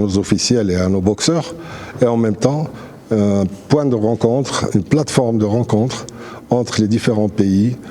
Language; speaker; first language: French; non-native, local second language; Arabic